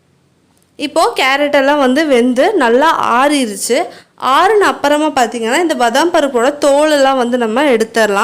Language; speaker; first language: Tamil; native; Tamil